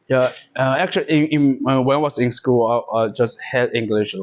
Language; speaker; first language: English; non-native, learner; Chinese